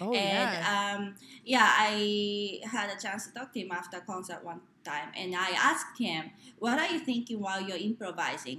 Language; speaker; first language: English; non-native, fluent; Japanese